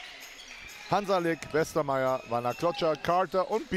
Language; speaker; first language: German; native; German